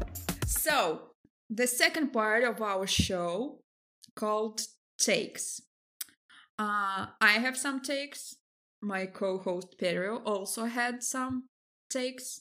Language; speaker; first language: English; non-native, fluent; Russian